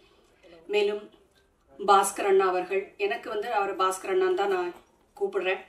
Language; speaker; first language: Tamil; native; Tamil